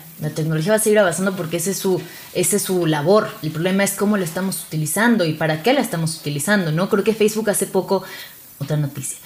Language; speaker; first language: Spanish; native; Spanish